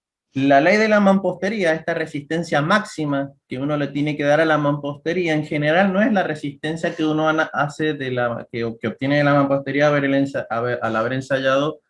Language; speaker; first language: Spanish; native; Spanish